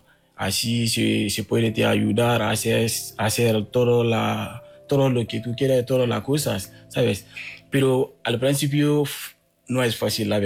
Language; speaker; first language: Spanish; non-native, learner; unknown